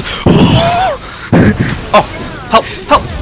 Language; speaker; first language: English; native; English